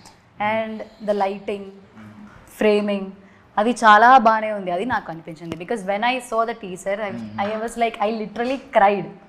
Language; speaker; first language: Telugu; non-native, learner; Malayalam